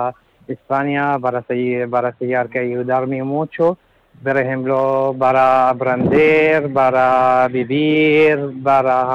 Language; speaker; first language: Spanish; non-native, learner; Arabic